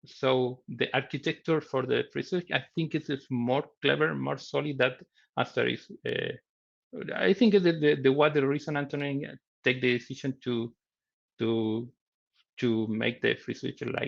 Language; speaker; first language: English; non-native, learner; Spanish